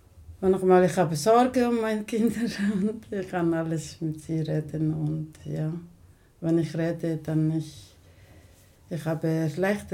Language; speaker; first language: German; non-native, learner; Somali